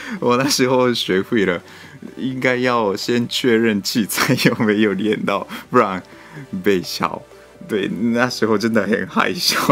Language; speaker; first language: Chinese; non-native, fluent; Japanese